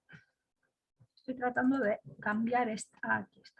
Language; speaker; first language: Spanish; non-native, fluent; Greek